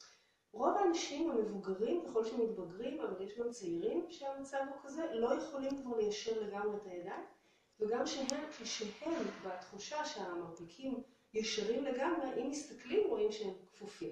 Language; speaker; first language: Hebrew; native; Hebrew